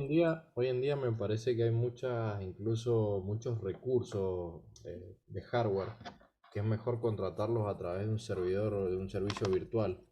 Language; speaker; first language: Spanish; native; Spanish